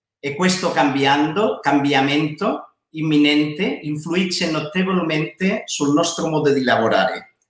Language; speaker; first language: Italian; non-native, learner; Catalan